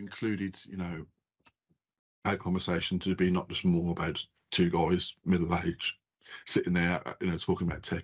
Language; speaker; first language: English; native; English